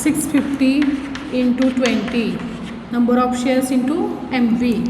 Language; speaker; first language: English; non-native, local second language; Marathi